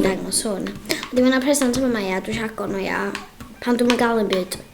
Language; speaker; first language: Welsh; native; Welsh